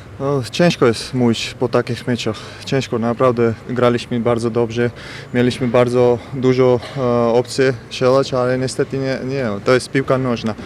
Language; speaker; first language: Polish; non-native, learner; Georgian